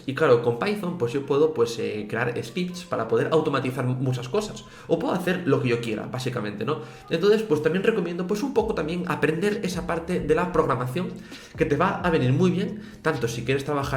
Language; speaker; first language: Spanish; native; Spanish